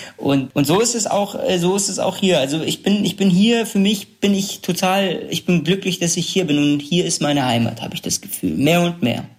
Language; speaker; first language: German; early bilingual, other home language; Kurdish